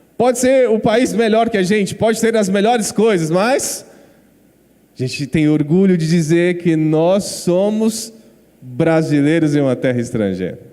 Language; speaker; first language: Portuguese; native; Portuguese